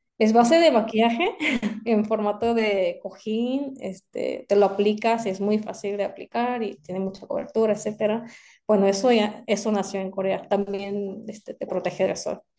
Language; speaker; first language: Spanish; non-native, fluent; Korean